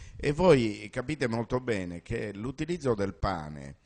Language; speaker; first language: Italian; native; Italian